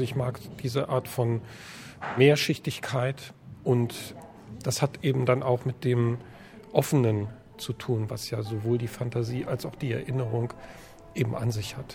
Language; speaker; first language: German; native; German